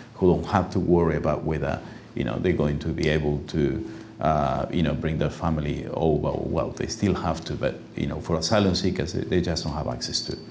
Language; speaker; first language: English; non-native, fluent; Spanish